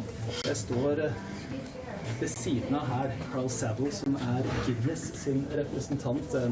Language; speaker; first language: Norwegian; native; Norwegian